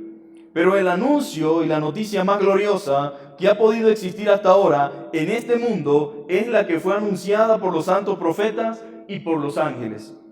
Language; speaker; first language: Spanish; native; Spanish